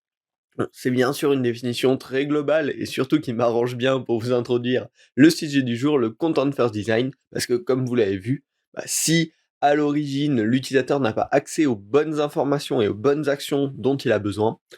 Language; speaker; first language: French; native; French